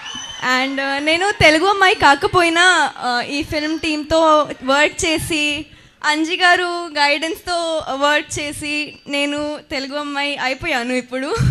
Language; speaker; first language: Telugu; non-native, fluent; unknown